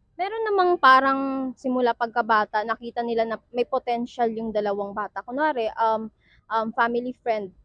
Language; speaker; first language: Filipino; native; Filipino